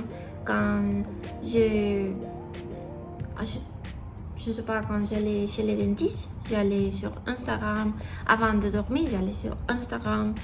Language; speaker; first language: French; non-native, learner; Spanish